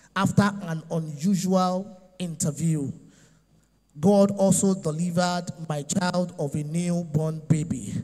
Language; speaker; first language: English; non-native, local second language; Yoruba